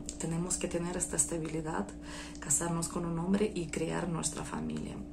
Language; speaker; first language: Spanish; non-native, fluent; Russian